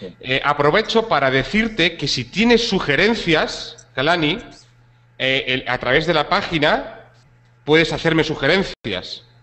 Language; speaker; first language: Spanish; native; Spanish